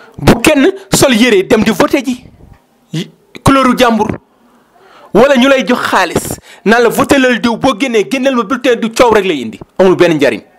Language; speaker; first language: Wolof; native; Wolof